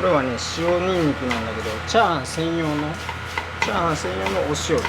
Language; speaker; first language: Japanese; native; Japanese